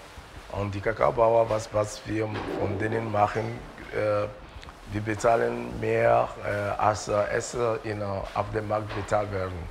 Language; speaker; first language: German; non-native, learner; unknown